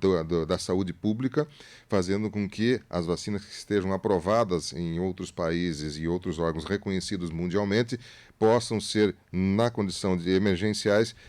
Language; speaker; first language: Portuguese; native; Portuguese